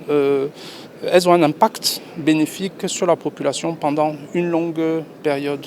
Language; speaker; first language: French; non-native, local second language; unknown